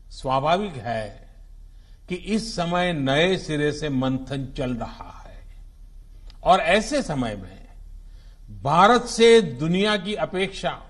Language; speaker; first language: Hindi; non-native, local second language; Gujarati